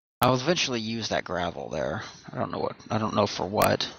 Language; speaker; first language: English; native; English